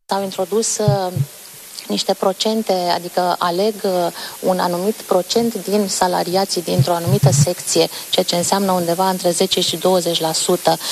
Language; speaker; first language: Romanian; native; Romanian